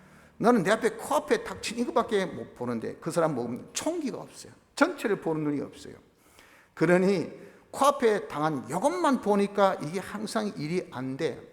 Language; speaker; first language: Korean; native; Korean